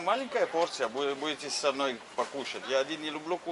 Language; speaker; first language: Russian; non-native, learner; English